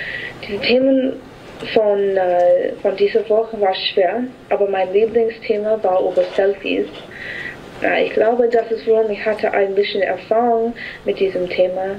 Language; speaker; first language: German; non-native, learner; English